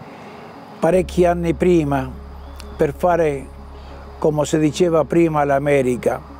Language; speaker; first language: Italian; early bilingual, heritage; Italian